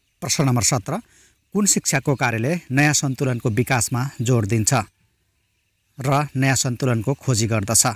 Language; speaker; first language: Nepali; non-native, local second language; Rana Tharu